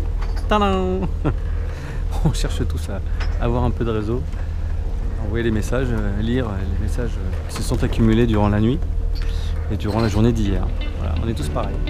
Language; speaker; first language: French; native; French